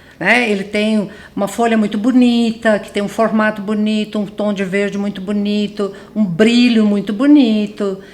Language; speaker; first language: Portuguese; native; Portuguese